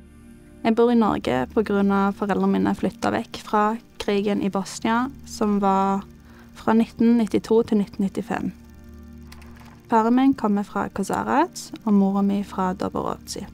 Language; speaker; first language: Norwegian; early bilingual, other home language; Bosnian